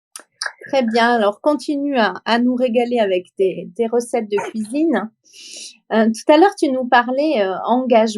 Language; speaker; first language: French; native; French